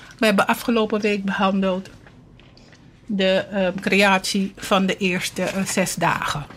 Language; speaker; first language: Dutch; native; Dutch